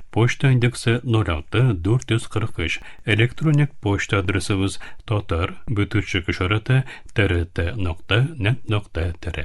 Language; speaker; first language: Tatar; early bilingual, heritage; Tatar